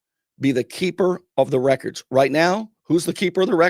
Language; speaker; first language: English; native; English